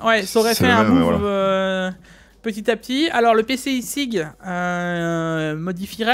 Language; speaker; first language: French; native; French